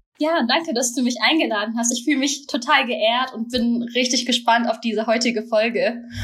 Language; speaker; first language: German; early bilingual, other home language; Vietnamese